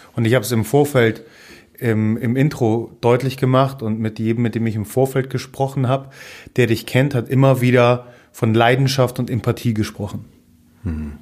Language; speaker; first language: German; non-native, fluent; Polish